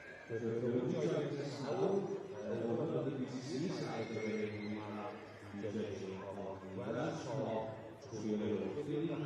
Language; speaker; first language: Welsh; native; Welsh